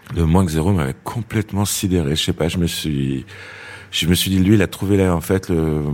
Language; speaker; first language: French; native; French